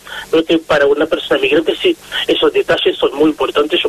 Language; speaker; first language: Spanish; non-native, fluent; Haitian Creole